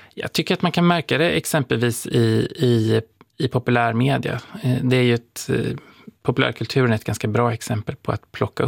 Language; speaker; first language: Swedish; native; Swedish